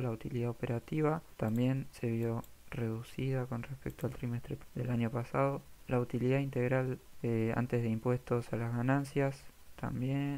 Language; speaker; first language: Spanish; native; Spanish